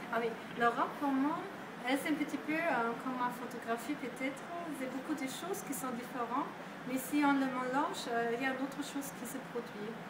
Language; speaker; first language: French; non-native, fluent; German